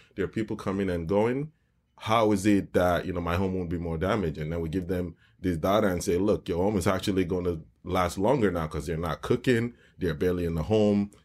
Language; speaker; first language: English; non-native, local second language; Yoruba